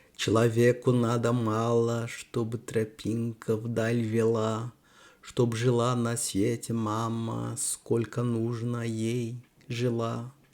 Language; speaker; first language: Russian; non-native, fluent; Portuguese